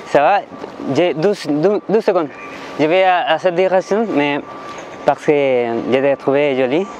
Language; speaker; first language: French; non-native, learner; Spanish